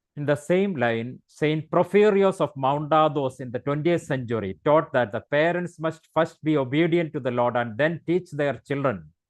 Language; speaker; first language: English; non-native, local second language; Malayalam